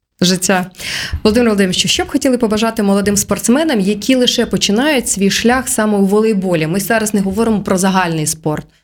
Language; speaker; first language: Ukrainian; native; Ukrainian